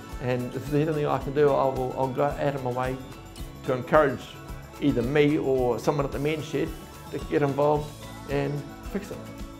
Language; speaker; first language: English; native; English